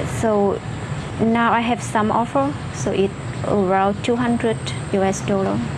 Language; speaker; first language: English; non-native, fluent; Vietnamese